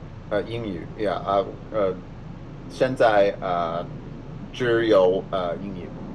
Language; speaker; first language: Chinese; non-native, learner; English